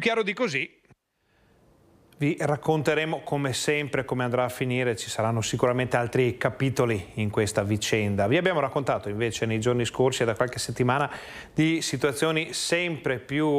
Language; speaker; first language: Italian; native; Italian